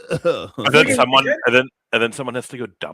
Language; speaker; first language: English; native; English